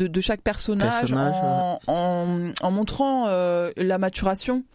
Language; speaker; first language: French; native; French